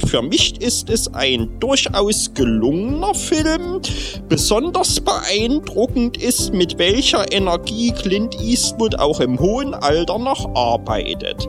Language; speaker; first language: German; native; German